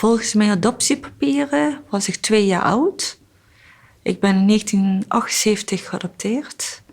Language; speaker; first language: Dutch; early bilingual, other home language; Korean